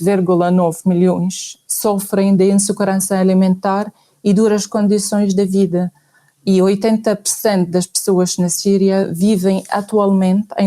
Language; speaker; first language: Portuguese; non-native, fluent; Arabic